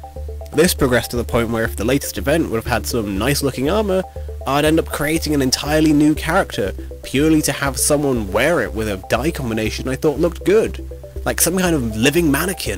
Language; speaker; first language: English; native; English